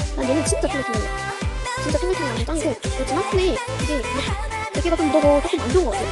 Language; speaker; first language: Korean; native; Korean